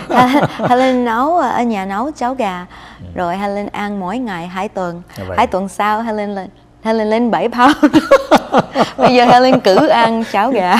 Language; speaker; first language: Vietnamese; non-native, fluent; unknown